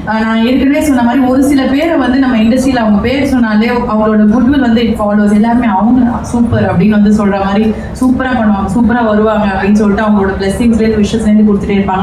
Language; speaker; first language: Tamil; native; Tamil